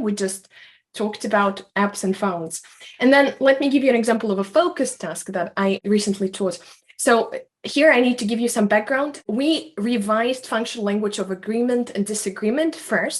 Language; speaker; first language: English; non-native, fluent; Russian